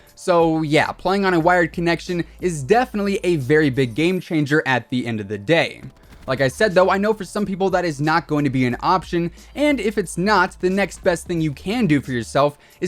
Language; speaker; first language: English; native; English